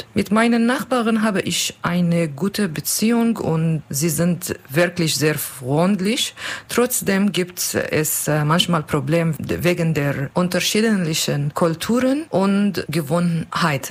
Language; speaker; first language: German; non-native, learner; Arabic